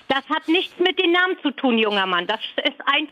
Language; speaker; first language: German; native; German